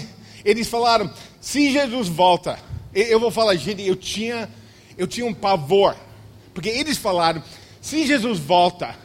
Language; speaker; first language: Portuguese; non-native, fluent; English